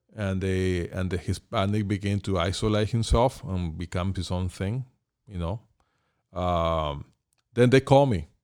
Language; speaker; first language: English; non-native, fluent; Spanish